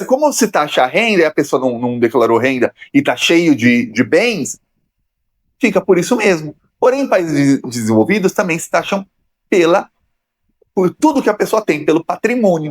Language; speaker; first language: Portuguese; native; Portuguese